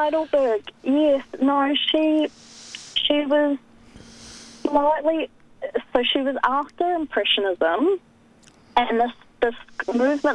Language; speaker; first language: English; native; English